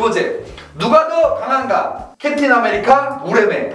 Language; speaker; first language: Korean; native; Korean